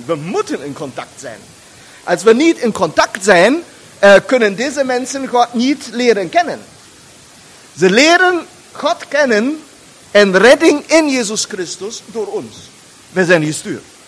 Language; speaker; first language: German; non-native, learner; Dutch